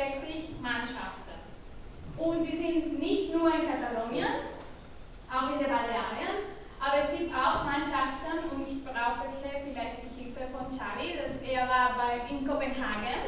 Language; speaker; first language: German; non-native, learner; Catalan